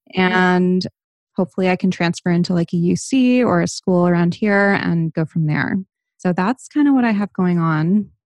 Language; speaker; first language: English; native; English